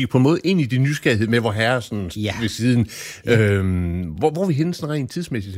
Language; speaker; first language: Danish; native; Danish